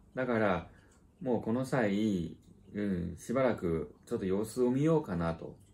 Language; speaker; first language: Japanese; non-native, fluent; Chinese